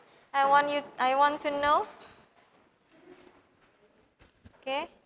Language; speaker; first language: English; non-native, fluent; Indonesian